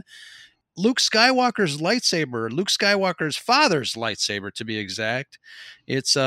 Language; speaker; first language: English; non-native, fluent; Spanish